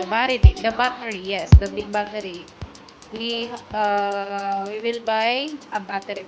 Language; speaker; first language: English; non-native, local second language; Filipino